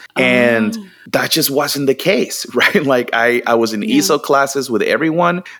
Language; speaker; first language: English; non-native, fluent; Spanish